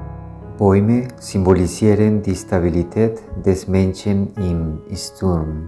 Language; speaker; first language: German; non-native, fluent; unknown